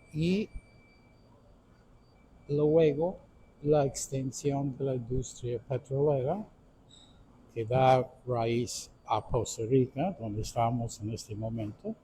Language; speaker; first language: Spanish; non-native, fluent; English